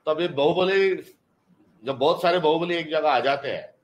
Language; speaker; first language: Hindi; non-native, local second language; Marathi